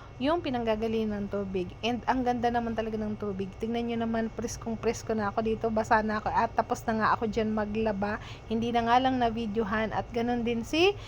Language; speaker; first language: Filipino; non-native, local second language; Bikol